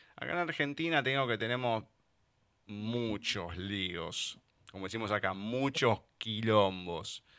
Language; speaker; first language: Spanish; native; Spanish